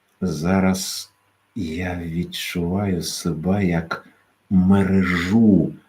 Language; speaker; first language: Ukrainian; native; Ukrainian